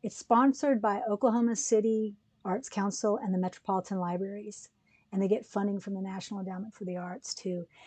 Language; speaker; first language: English; early bilingual, other home language; Spanish